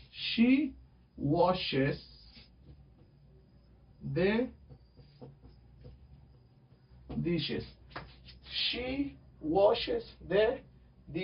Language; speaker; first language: English; non-native, fluent; Spanish